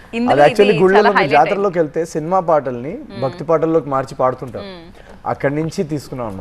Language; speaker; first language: Telugu; native; Telugu